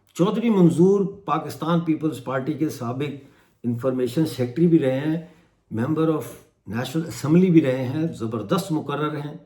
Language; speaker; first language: Urdu; non-native, local second language; Punjabi